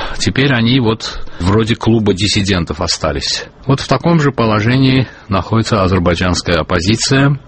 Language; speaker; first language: Russian; non-native, local second language; Azerbaijani